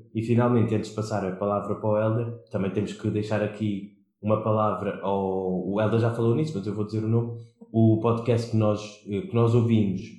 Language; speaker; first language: Portuguese; non-native, local second language; Kabuverdianu